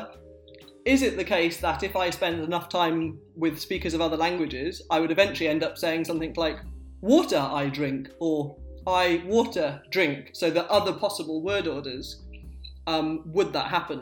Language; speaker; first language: English; native; English